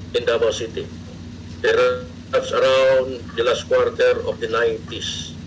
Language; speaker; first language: English; non-native, local second language; Cebuano